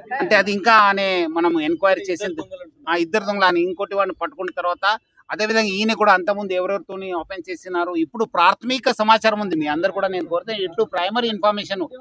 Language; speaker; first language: Telugu; non-native, fluent; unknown